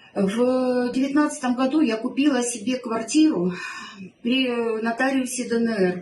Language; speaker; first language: Russian; native; Russian